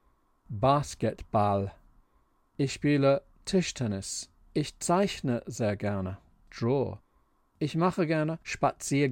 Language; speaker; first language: German; non-native, fluent; English